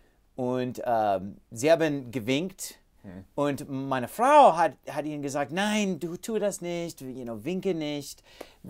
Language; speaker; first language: German; non-native, learner; English